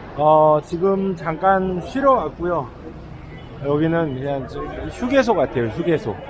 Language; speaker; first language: Korean; native; Korean